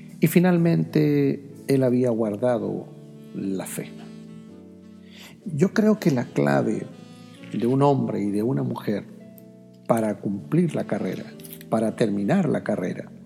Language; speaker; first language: Spanish; native; Spanish